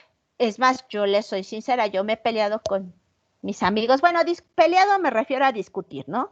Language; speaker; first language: Spanish; native; Spanish